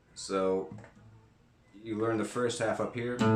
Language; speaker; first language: English; native; English